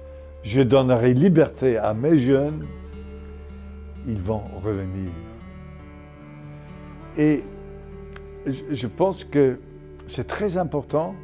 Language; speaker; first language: French; non-native, fluent; English